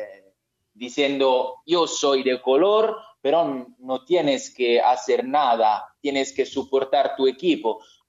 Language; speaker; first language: Spanish; non-native, learner; Italian